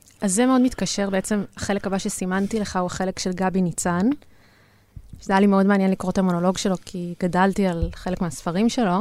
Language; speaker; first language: Hebrew; native; Hebrew